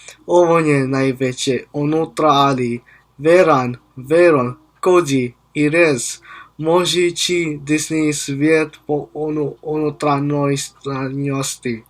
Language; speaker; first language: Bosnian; non-native, learner; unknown